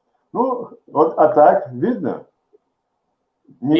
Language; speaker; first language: Russian; native; Russian